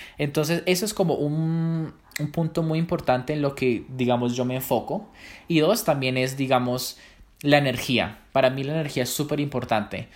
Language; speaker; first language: Spanish; native; Spanish